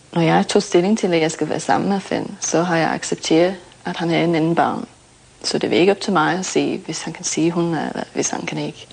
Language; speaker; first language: Danish; non-native, learner; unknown